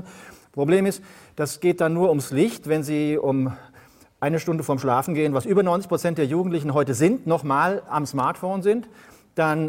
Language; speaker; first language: German; native; German